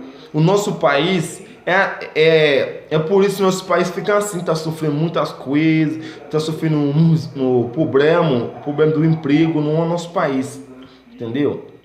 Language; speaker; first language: Portuguese; non-native, fluent; Haitian Creole